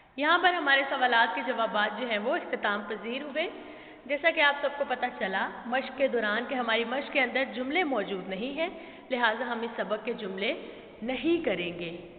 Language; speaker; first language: Urdu; native; Urdu